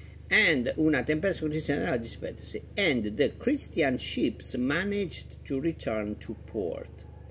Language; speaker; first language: English; non-native, fluent; Italian